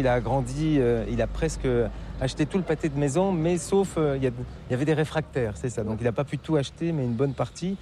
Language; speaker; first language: French; native; French